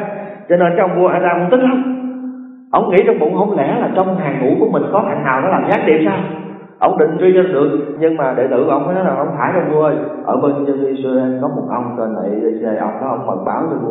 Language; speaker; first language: Vietnamese; native; Vietnamese